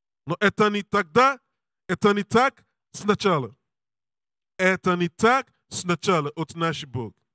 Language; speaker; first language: Russian; non-native, learner; English